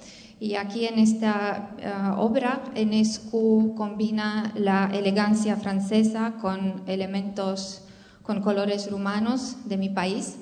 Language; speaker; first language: Spanish; non-native, fluent; Romanian